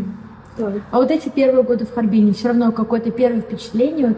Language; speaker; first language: Russian; native; Russian